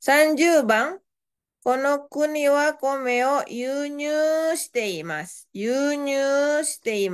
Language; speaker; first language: Japanese; non-native, fluent; Indonesian